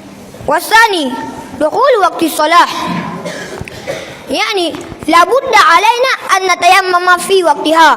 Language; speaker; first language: Arabic; non-native, learner; Achinese